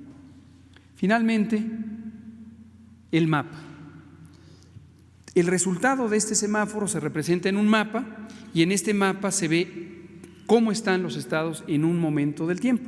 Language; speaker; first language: Spanish; native; Spanish